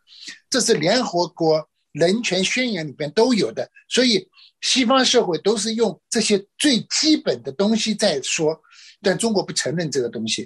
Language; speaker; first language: Chinese; native; Chinese